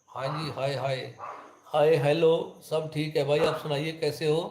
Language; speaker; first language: Hindi; native; Hindi